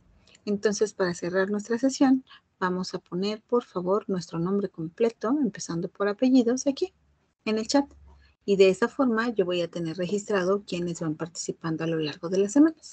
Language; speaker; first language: Spanish; native; Spanish